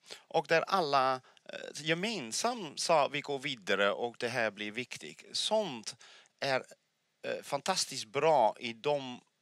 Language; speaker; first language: Swedish; non-native, fluent; Dutch